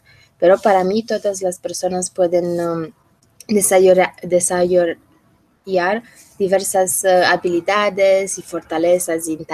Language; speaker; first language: Spanish; non-native, learner; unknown